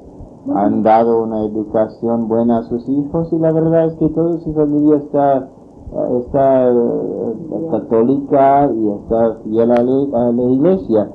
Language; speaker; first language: Spanish; non-native, fluent; English